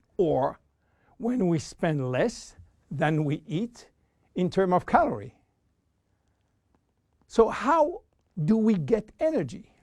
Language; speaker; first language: English; non-native, fluent; French